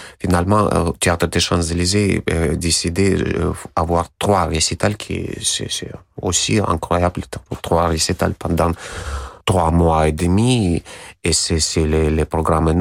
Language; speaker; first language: French; non-native, learner; Russian